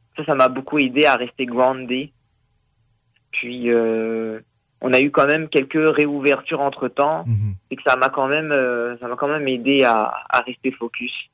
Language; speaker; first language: French; native; French